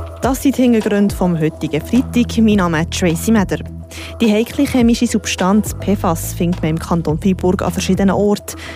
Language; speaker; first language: German; native; German